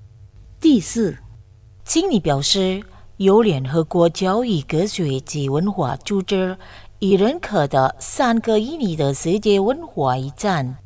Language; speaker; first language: Chinese; non-native, fluent; Indonesian